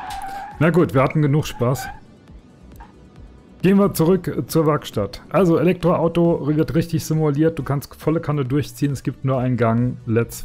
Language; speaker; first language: German; native; German